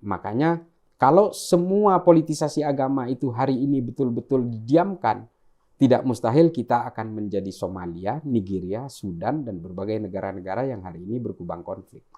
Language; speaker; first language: Indonesian; non-native, local second language; Madurese